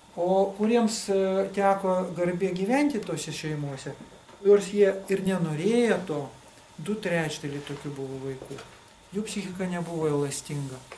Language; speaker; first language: Lithuanian; non-native, local second language; Russian